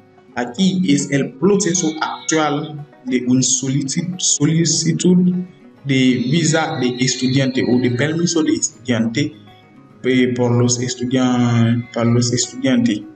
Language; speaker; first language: Spanish; non-native, learner; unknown